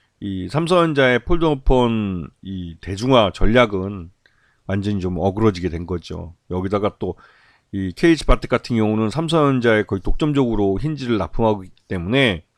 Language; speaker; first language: Korean; native; Korean